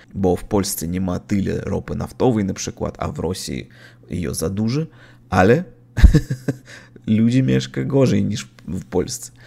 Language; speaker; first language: Polish; non-native, learner; Russian